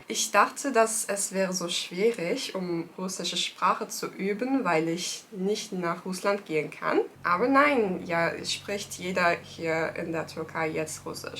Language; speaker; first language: German; non-native, fluent; Turkish